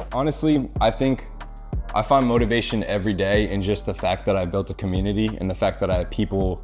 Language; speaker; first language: English; native; English